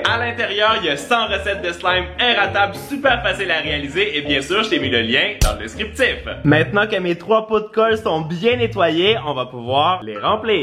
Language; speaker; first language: French; native; French